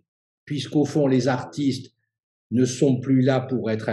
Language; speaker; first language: French; native; French